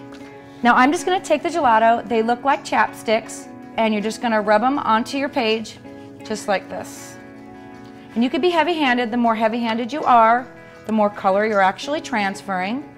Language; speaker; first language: English; native; English